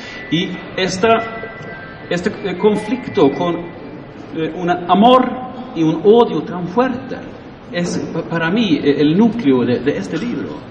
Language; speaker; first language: Spanish; non-native, learner; Swedish